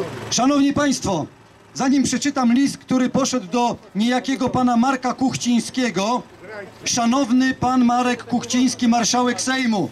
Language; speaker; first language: Polish; native; Polish